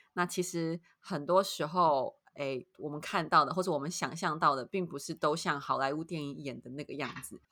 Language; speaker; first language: Chinese; native; Chinese